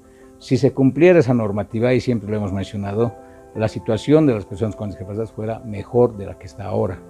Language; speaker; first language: Spanish; native; Spanish